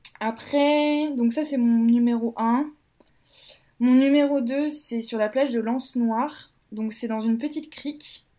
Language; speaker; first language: French; native; French